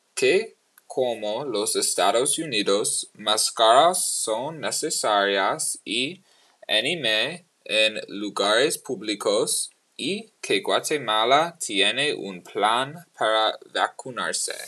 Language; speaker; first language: Spanish; non-native, learner; English